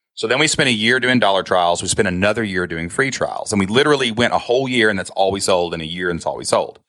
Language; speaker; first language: English; native; English